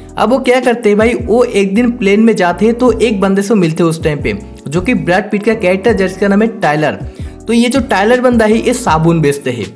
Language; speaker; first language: Hindi; non-native, local second language; Bangla